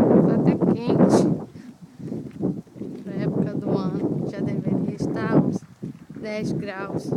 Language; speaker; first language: Portuguese; early bilingual, heritage; Portuguese